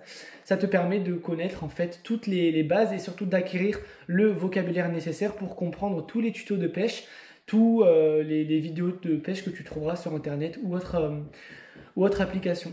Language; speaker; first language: French; native; French